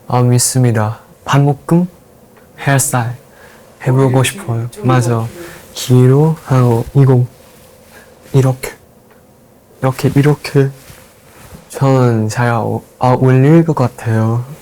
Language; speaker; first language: Korean; non-native, learner; Thai